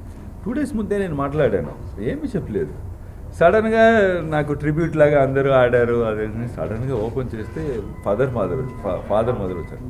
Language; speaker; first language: Telugu; non-native, fluent; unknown